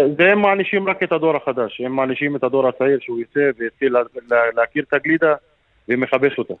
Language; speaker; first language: Hebrew; non-native, local second language; Arabic